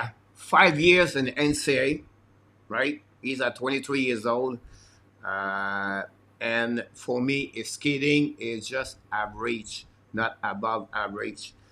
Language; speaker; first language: English; non-native, fluent; French